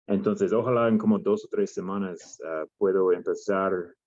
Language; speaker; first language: Spanish; non-native, learner; English